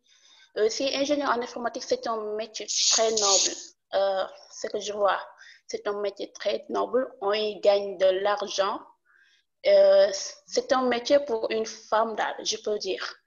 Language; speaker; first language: French; non-native, local second language; Wolof